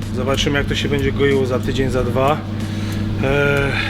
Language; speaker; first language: Polish; native; Polish